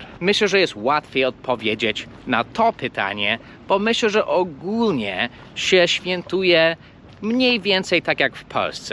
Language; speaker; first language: Polish; early bilingual, heritage; English